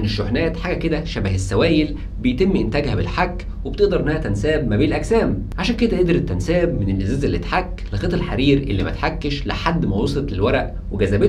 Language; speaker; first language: Arabic; native; Arabic